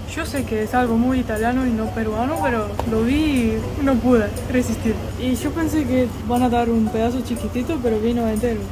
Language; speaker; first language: Spanish; non-native, fluent; Estonian